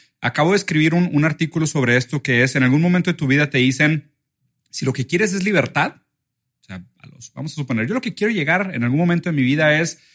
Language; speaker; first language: Spanish; early bilingual, other home language; Portuguese